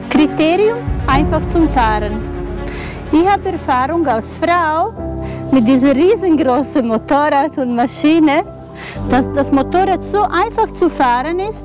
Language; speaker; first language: German; non-native, fluent; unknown